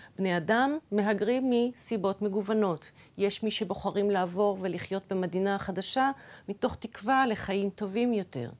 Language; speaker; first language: Hebrew; early bilingual, other home language; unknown